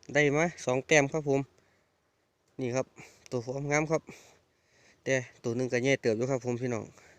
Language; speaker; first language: Thai; native; Thai